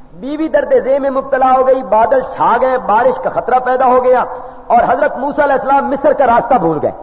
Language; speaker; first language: Urdu; non-native, local second language; Punjabi